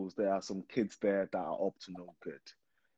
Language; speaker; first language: English; non-native, local second language; Yoruba